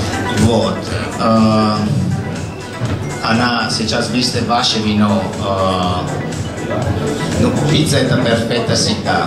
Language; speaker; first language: Russian; non-native, learner; Italian